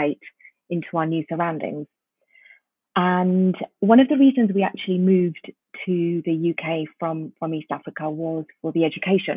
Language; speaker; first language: English; early bilingual, other home language; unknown